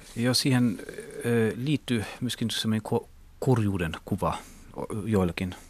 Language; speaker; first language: Finnish; non-native, local second language; Swedish